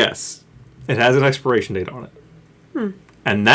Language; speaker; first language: English; native; English